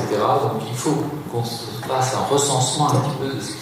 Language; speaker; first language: French; native; French